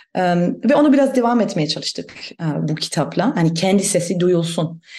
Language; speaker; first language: Turkish; non-native, fluent; German